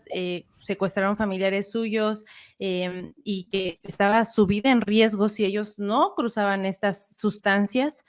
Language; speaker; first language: Spanish; native; Spanish